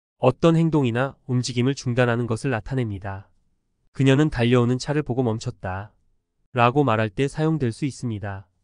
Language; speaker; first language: Korean; native; Korean